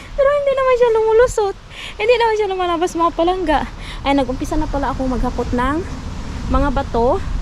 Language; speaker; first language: Filipino; non-native, local second language; Hiligaynon